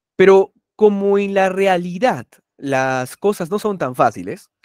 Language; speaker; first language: Spanish; native; Spanish